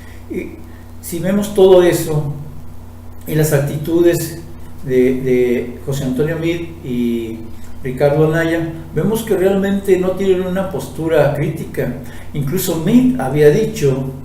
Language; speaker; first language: Spanish; native; Spanish